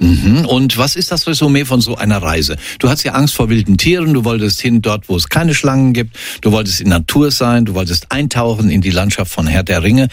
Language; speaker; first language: German; native; German